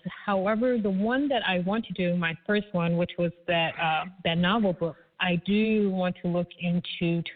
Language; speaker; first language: English; native; English